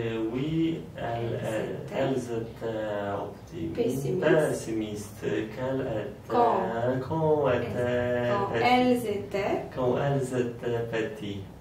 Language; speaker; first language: French; non-native, learner; Polish